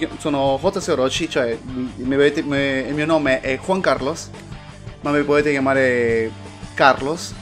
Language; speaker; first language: Italian; non-native, fluent; Spanish